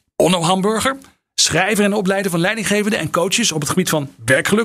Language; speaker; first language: Dutch; native; Dutch